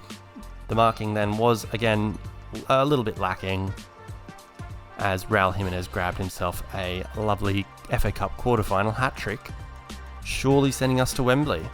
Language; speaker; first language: English; native; English